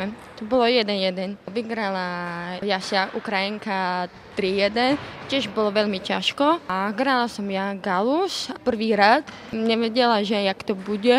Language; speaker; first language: Polish; non-native, learner; Slovak